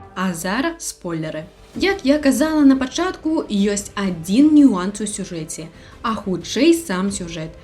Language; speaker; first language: Belarusian; non-native, local second language; Russian